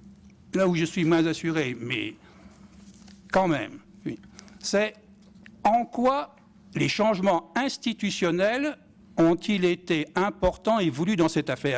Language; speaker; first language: French; native; French